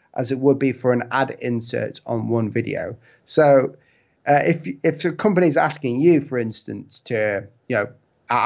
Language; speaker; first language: English; native; English